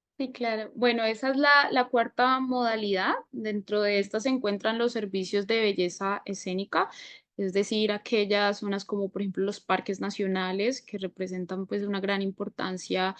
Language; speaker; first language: Spanish; native; Spanish